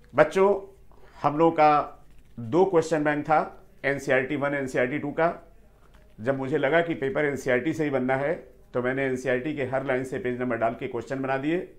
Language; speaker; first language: Hindi; native; Hindi